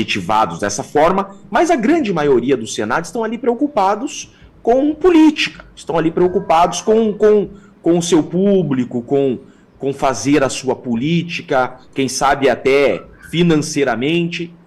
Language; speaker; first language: Portuguese; native; Portuguese